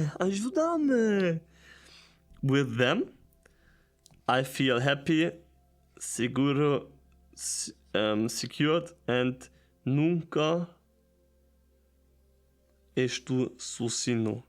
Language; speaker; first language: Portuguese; non-native, learner; German